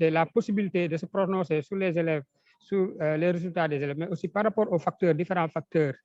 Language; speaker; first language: French; non-native, local second language; Wolof